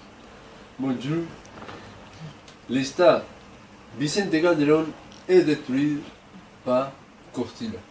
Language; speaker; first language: French; non-native, learner; Spanish